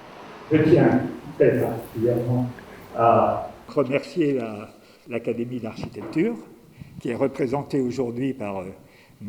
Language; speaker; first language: French; native; French